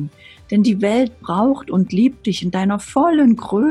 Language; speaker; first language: German; native; German